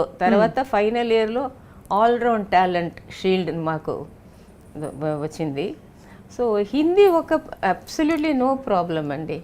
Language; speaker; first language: Telugu; non-native, local second language; Tamil